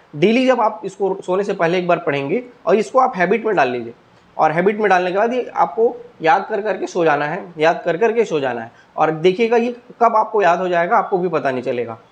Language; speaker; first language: Hindi; native; Hindi